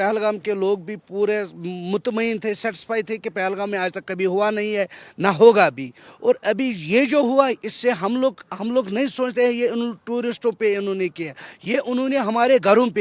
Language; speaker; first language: Hindi; non-native, local second language; Kashmiri